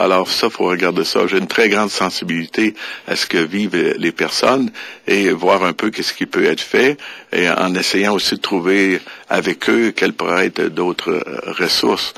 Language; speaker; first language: French; native; French